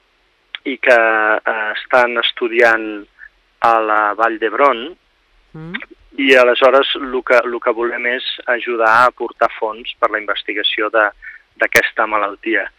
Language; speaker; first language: Catalan; native; Catalan